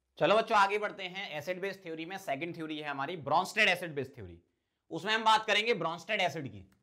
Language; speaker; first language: Hindi; native; Hindi